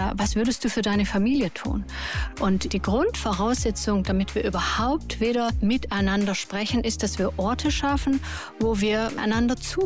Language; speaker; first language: German; native; German